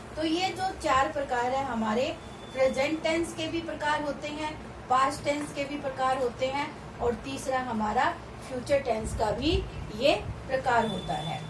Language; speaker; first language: Hindi; native; Hindi